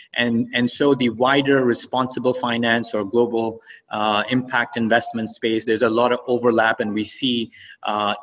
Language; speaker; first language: English; non-native, fluent; Arabic